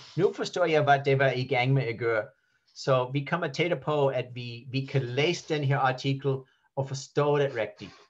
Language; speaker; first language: Danish; non-native, learner; English